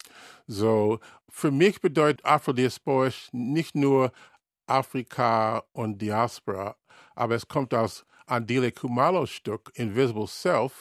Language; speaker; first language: German; non-native, learner; English